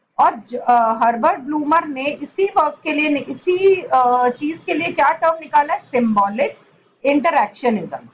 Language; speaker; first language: Hindi; native; Hindi